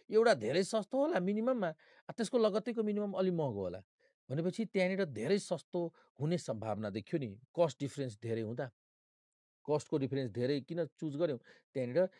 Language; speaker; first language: Nepali; non-native, local second language; Maithili